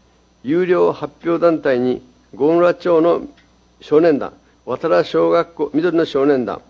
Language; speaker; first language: Japanese; native; Japanese